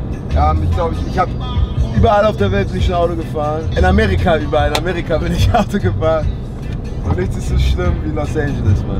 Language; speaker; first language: German; native; German